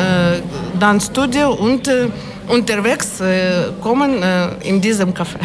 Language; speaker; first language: German; non-native, learner; Ukrainian